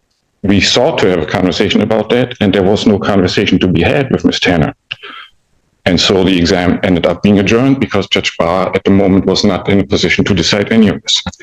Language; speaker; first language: English; native; English